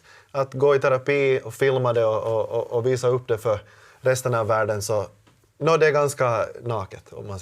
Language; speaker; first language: Swedish; native; Swedish